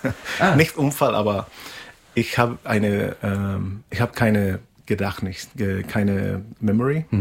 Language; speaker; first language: German; non-native, learner; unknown